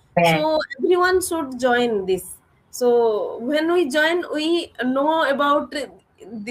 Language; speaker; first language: English; non-native, learner; Odia